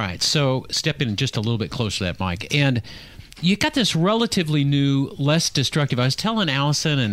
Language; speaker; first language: English; native; English